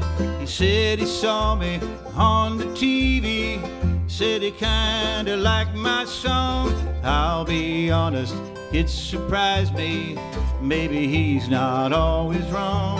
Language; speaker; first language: English; native; English